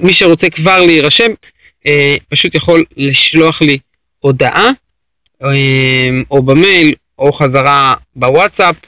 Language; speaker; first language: Hebrew; native; Hebrew